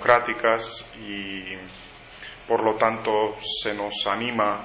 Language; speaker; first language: Spanish; non-native, local second language; Romanian